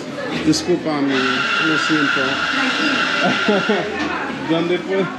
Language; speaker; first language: Spanish; non-native, learner; English